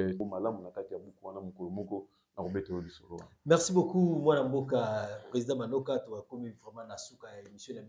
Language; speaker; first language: French; non-native, local second language; Lingala